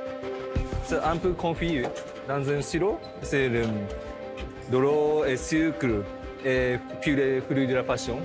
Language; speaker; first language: French; non-native, learner; Japanese